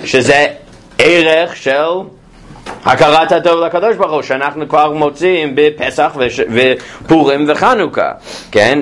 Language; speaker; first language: Hebrew; non-native, fluent; English